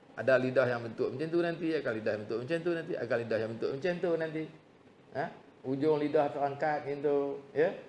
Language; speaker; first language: Malay; native; Malay